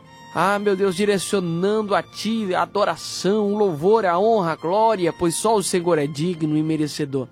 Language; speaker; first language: Portuguese; native; Portuguese